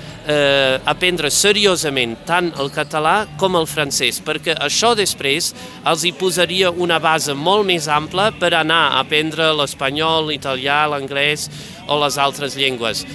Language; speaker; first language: Catalan; non-native, fluent; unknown